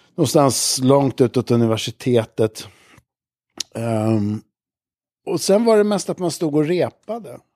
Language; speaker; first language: Swedish; native; Swedish